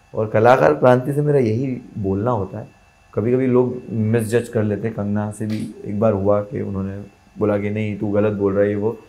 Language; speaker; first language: Hindi; non-native, local second language; Gujarati